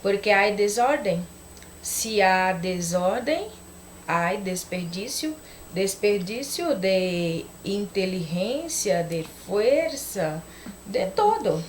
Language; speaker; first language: Spanish; non-native, learner; Portuguese